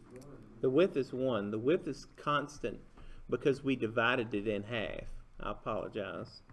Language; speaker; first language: English; native; English